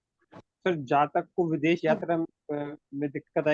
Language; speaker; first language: Hindi; native; Hindi